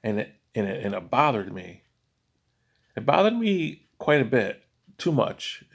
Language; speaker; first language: English; native; English